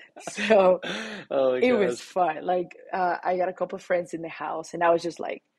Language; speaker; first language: English; non-native, fluent; Spanish